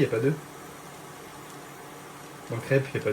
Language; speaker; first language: French; native; French